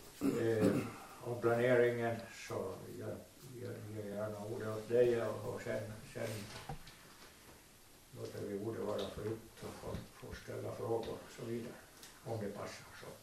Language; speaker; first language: Swedish; native; Swedish